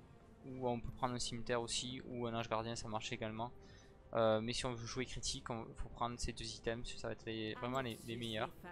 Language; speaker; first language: French; native; French